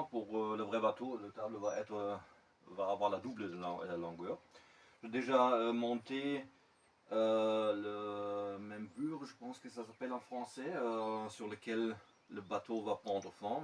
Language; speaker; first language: French; non-native, fluent; German